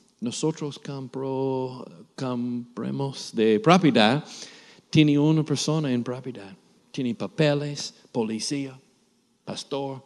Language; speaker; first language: Spanish; non-native, learner; English